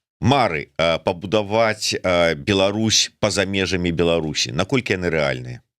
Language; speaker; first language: Belarusian; non-native, local second language; Russian